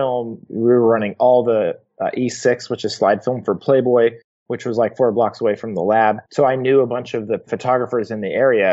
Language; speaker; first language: English; native; English